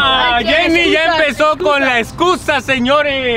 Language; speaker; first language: Spanish; native; Spanish